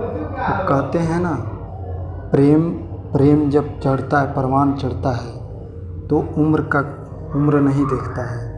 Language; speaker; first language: Hindi; native; Hindi